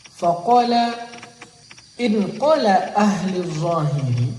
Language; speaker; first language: Arabic; non-native, learner; Indonesian